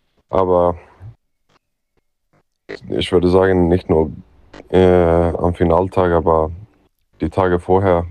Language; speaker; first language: German; non-native, learner; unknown